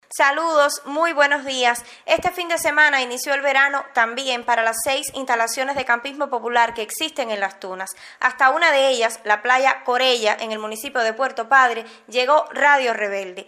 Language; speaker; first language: Spanish; native; Spanish